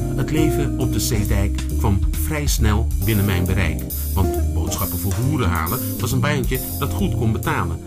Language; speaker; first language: Dutch; early bilingual, other home language; Sranan Tongo